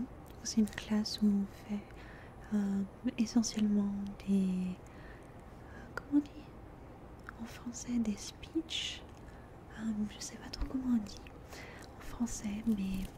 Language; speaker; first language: French; early bilingual, heritage; French